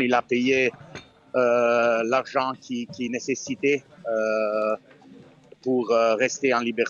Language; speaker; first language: French; non-native, fluent; Italian